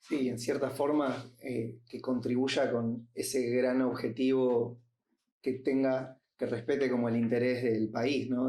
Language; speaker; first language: Spanish; native; Spanish